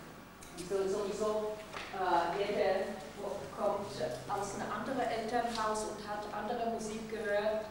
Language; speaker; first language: German; non-native, fluent; Hebrew